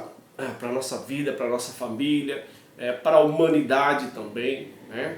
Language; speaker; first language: Portuguese; native; Portuguese